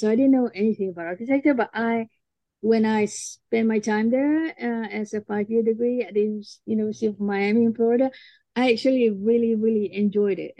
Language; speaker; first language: English; non-native, local second language; Malay